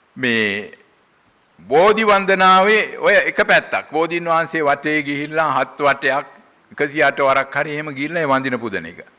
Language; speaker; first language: Sinhala; native; Sinhala